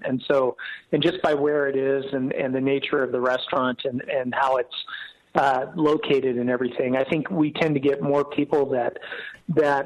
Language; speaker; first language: English; native; English